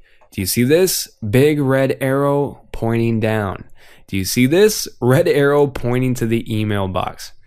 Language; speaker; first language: English; native; English